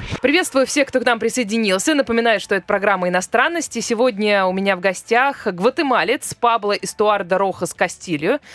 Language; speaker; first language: Russian; native; Russian